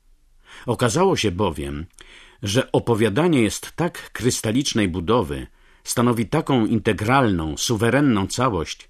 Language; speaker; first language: Polish; native; Polish